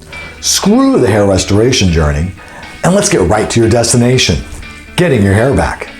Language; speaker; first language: English; native; English